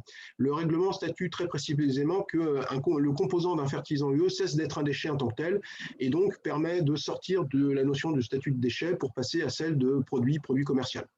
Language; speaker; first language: French; native; French